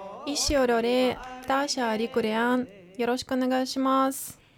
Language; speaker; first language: Japanese; non-native, fluent; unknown